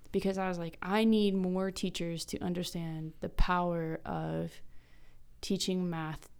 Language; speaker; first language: English; native; English